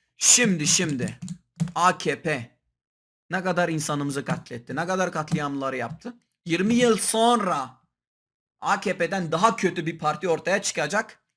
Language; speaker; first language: Turkish; non-native, local second language; Kurdish